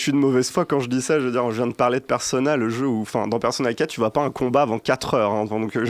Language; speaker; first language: French; native; French